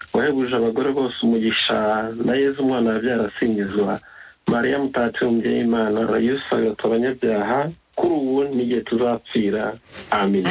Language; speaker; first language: Italian; non-native, fluent; Kinyarwanda